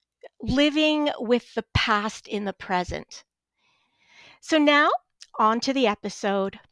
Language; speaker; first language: English; native; English